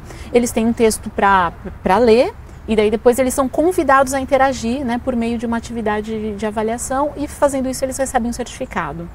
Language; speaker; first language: Portuguese; native; Portuguese